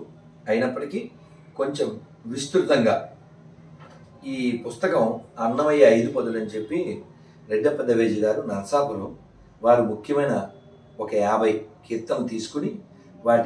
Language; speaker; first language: Telugu; native; Telugu